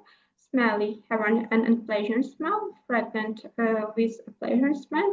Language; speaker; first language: English; non-native, learner; Ukrainian